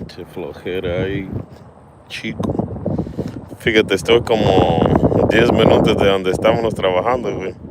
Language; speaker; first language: Spanish; early bilingual, heritage; Spanish